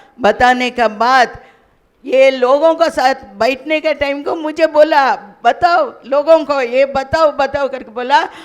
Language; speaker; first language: Hindi; non-native, local second language; Kannada